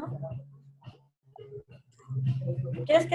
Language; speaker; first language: Spanish; native; Spanish